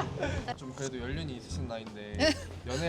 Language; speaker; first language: Korean; native; Korean